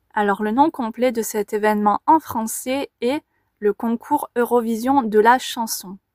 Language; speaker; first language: French; native; French